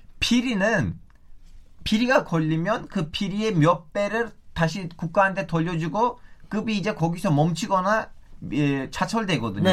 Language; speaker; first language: Korean; non-native, fluent; Turkish